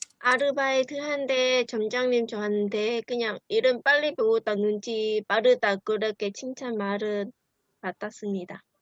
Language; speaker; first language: Korean; non-native, fluent; Vietnamese